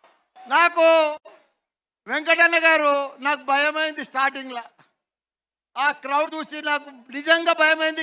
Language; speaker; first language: Telugu; native; Telugu